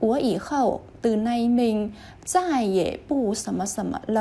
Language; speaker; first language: Chinese; non-native, learner; Vietnamese